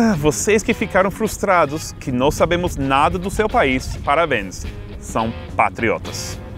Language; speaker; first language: Portuguese; non-native, fluent; English